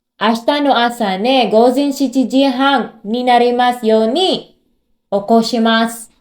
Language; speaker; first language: Japanese; non-native, learner; Cebuano